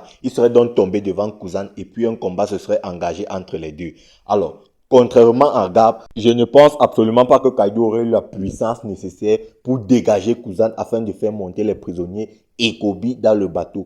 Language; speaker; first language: French; native; French